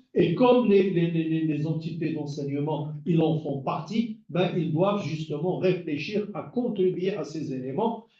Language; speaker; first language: French; non-native, local second language; Arabic